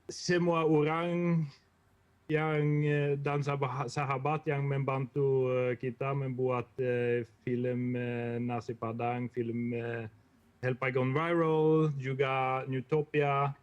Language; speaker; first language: Indonesian; non-native, fluent; Norwegian